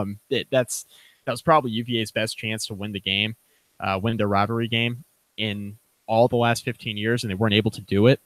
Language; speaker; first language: English; native; English